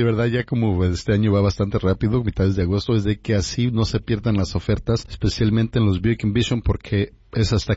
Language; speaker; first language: Spanish; native; Spanish